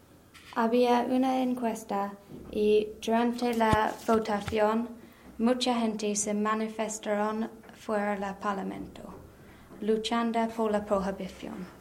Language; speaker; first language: Spanish; non-native, learner; English